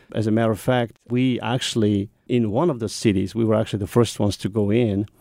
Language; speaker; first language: English; non-native, fluent; Mongolian